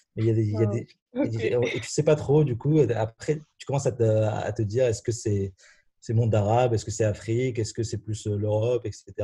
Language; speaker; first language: French; non-native, local second language; Arabic